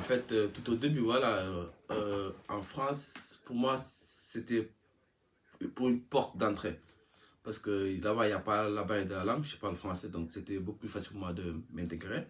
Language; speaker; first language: French; non-native, local second language; Wolof